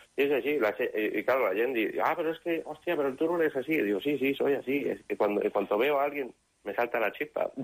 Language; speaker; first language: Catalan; non-native, local second language; Spanish